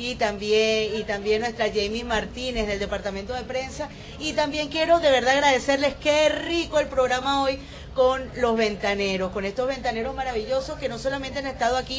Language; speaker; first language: Spanish; native; Spanish